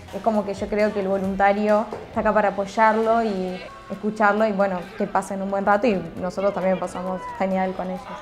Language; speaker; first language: Spanish; native; Spanish